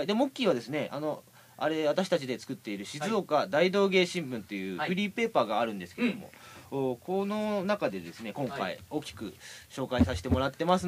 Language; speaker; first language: Japanese; native; Japanese